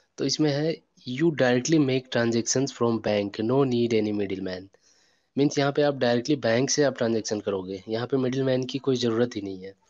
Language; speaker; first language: Hindi; native; Hindi